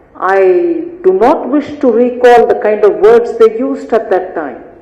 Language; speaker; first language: English; non-native, local second language; Tamil